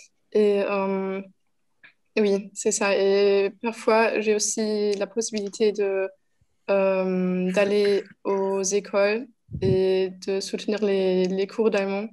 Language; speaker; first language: French; non-native, fluent; German